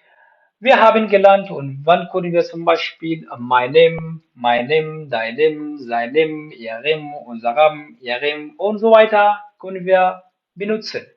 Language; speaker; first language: German; non-native, fluent; Pashto